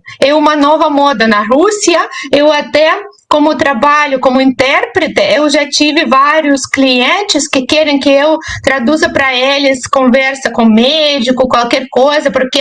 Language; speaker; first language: Portuguese; non-native, fluent; Russian